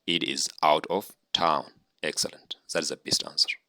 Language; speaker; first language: English; non-native, local second language; Amharic